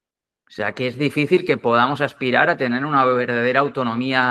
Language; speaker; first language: Spanish; native; Spanish